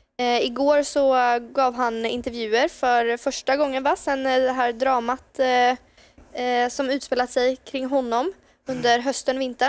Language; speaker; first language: Swedish; native; Swedish